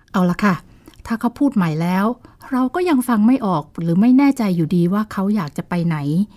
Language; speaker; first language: Thai; native; Thai